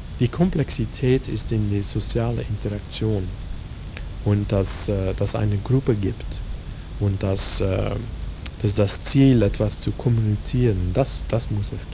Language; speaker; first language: German; non-native, fluent; Dutch